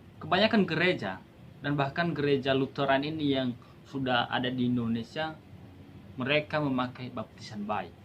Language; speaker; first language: Indonesian; non-native, local second language; Nias